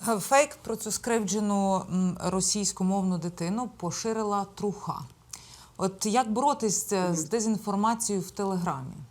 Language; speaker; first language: Ukrainian; native; Ukrainian